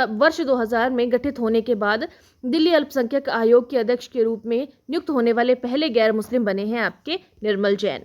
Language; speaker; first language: Hindi; native; Hindi